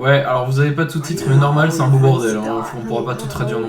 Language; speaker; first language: French; native; French